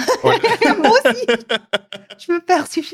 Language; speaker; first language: French; native; French